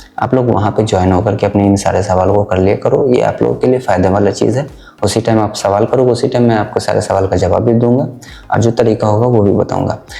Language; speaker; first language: Hindi; native; Hindi